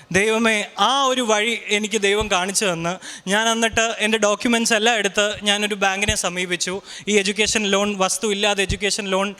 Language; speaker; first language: Malayalam; early bilingual, heritage; Malayalam